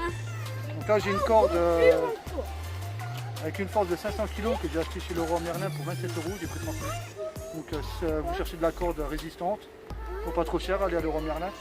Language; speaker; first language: French; native; French